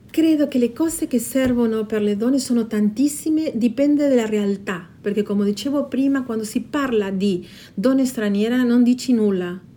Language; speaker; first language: Italian; non-native, fluent; Spanish